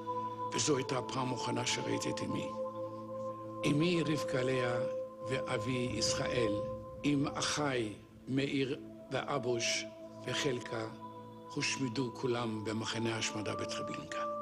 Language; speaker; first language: Hebrew; non-native, fluent; Yiddish